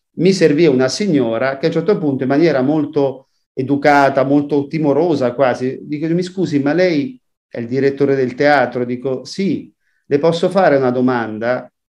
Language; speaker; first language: Italian; native; Italian